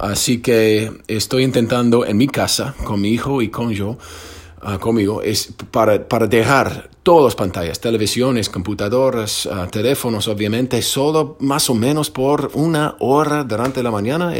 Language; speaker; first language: Spanish; non-native, fluent; English